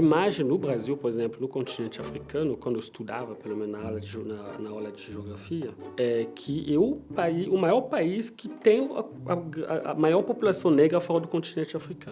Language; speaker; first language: Portuguese; non-native, fluent; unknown